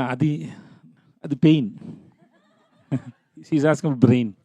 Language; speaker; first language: Telugu; non-native, learner; Tamil